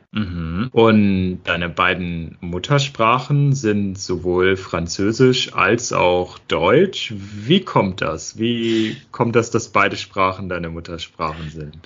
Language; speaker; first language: German; native; German